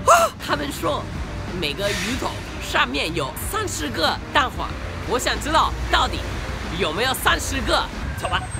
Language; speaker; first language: Chinese; non-native, fluent; English